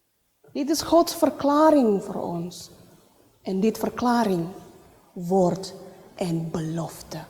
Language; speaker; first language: Dutch; non-native, learner; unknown